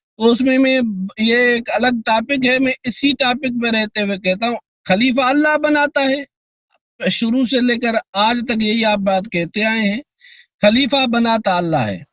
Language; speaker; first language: Urdu; non-native, local second language; Sindhi